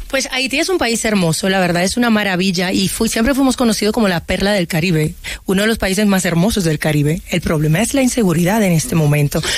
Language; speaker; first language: Spanish; early bilingual, other home language; Haitian Creole